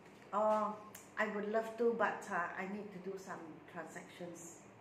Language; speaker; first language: English; non-native, local second language; Malay